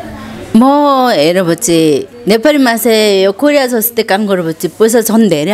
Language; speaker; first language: Nepali; non-native, learner; Korean